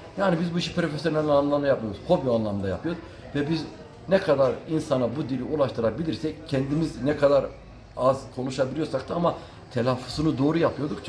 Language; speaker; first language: Turkish; early bilingual, heritage; Turkish